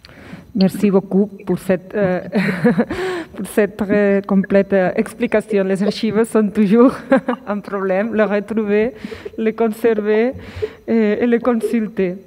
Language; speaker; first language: French; non-native, fluent; Catalan